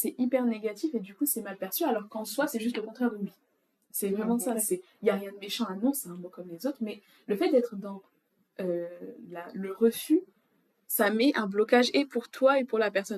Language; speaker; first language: French; native; French